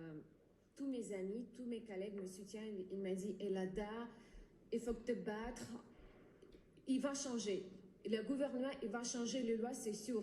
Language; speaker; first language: French; non-native, learner; Ukrainian